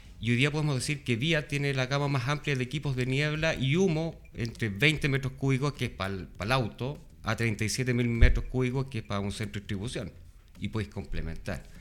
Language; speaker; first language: Spanish; native; Spanish